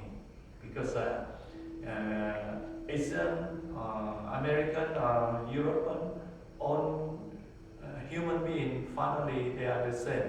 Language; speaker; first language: English; non-native, learner; Vietnamese